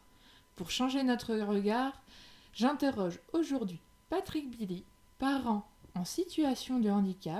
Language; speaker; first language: French; native; French